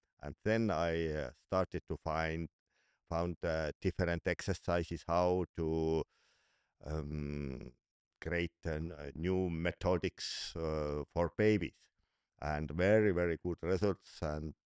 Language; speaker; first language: English; non-native, learner; Estonian